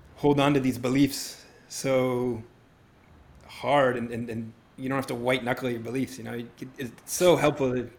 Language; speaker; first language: English; native; English